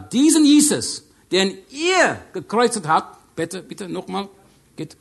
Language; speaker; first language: German; non-native, learner; English